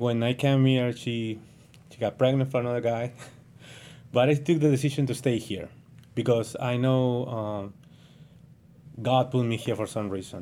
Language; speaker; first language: English; non-native, learner; Spanish